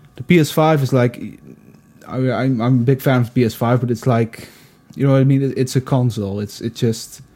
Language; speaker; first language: English; non-native, fluent; Dutch